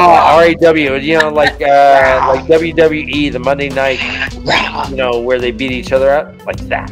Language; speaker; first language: English; native; English